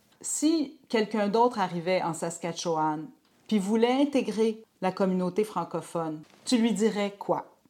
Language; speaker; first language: French; native; French